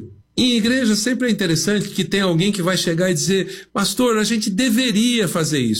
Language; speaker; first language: Portuguese; native; Portuguese